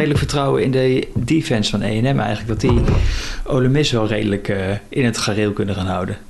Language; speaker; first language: Dutch; native; Dutch